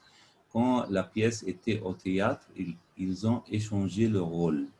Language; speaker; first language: French; non-native, fluent; Arabic